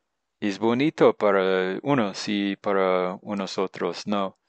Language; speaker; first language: Spanish; non-native, learner; English